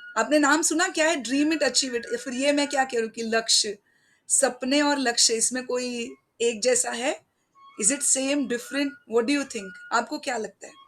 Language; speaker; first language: Hindi; non-native, local second language; Marathi